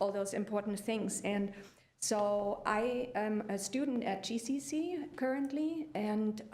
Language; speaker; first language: English; early bilingual, other home language; German